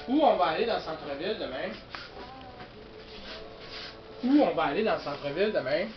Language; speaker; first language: French; native; French